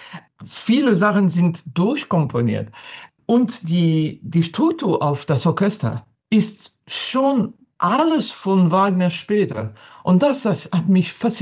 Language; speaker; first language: German; non-native, fluent; French